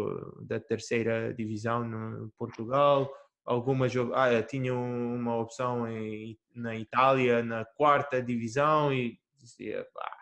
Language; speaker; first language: Portuguese; early bilingual, heritage; Portuguese